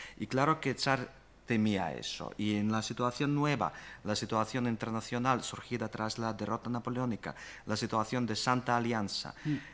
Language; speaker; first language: Spanish; non-native, fluent; Russian